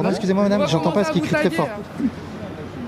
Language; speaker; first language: French; native; French